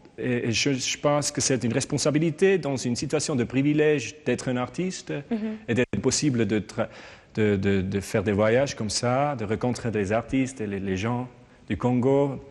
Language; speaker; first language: French; non-native, learner; German